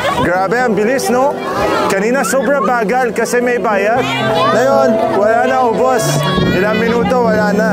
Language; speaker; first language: Filipino; non-native, learner; Arabic